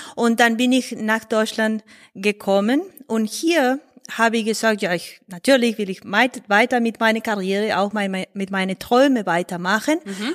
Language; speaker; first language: German; non-native, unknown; Spanish